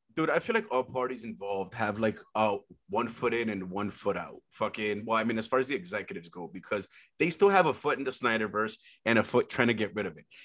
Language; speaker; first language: English; early bilingual, other home language; Spanish